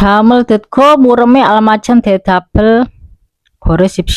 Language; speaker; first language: Korean; non-native, fluent; Indonesian